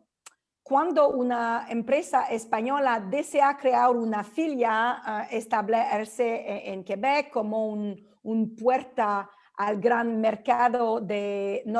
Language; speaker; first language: Spanish; non-native, fluent; French